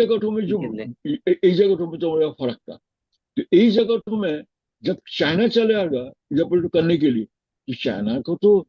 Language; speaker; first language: Hindi; non-native, fluent; Bangla